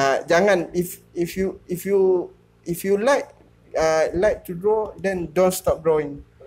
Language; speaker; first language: English; non-native, local second language; Malay